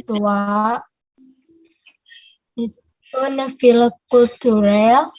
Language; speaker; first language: French; non-native, learner; Indonesian